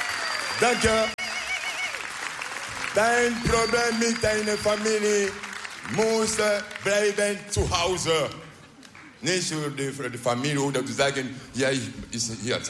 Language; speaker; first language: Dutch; non-native, learner; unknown